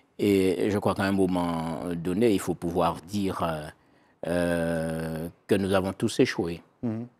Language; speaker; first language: French; native; French